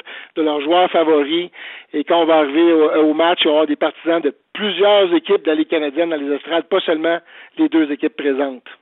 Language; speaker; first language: French; native; French